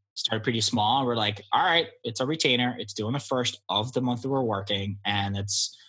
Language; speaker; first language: English; early bilingual, other home language; Polish